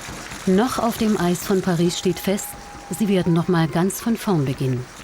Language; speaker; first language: German; native; German